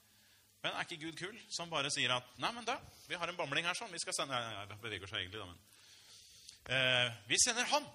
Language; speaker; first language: Norwegian; native; Norwegian